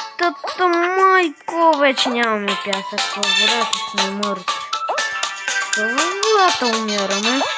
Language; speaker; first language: Bulgarian; native; Bulgarian